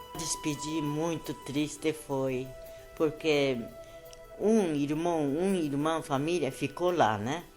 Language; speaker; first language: Portuguese; non-native, learner; Japanese